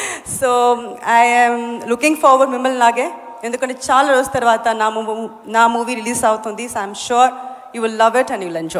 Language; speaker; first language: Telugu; non-native, local second language; Tamil